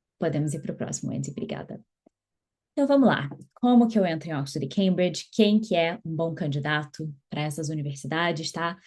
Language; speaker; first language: Portuguese; native; Portuguese